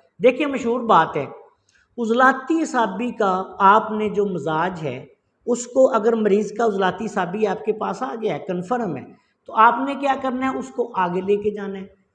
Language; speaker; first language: Urdu; non-native, local second language; Punjabi